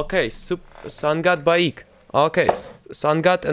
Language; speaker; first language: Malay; non-native, learner; Russian